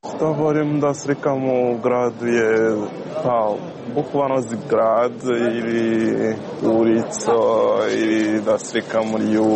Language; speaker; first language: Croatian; non-native, learner; Rundi